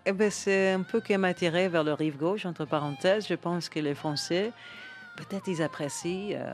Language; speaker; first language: French; non-native, fluent; English